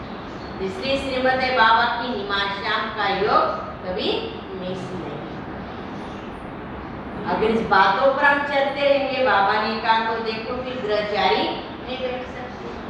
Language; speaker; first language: Hindi; non-native, local second language; Marathi